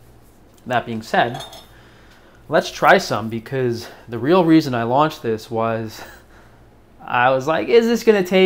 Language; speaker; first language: English; native; English